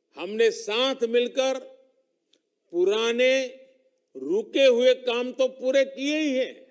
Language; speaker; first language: Hindi; non-native, local second language; Gujarati